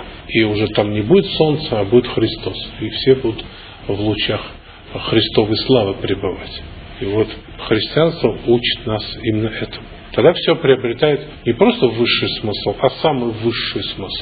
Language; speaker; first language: Russian; native; Russian